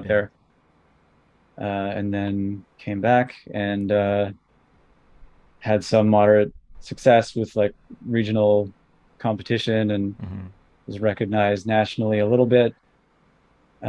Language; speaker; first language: English; native; English